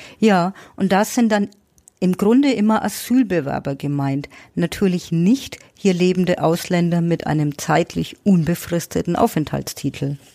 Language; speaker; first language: German; native; German